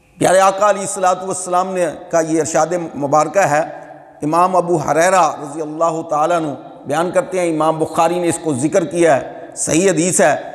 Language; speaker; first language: Urdu; non-native, local second language; Punjabi